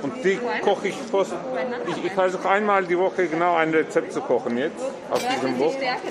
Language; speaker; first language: German; non-native, fluent; Turkish